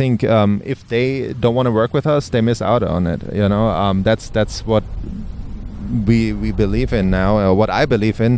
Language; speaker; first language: English; non-native, fluent; German